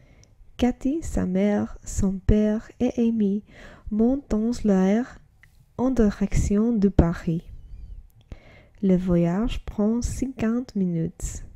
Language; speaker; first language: French; non-native, learner; English